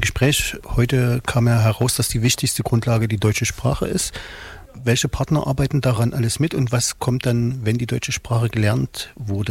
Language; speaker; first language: German; native; German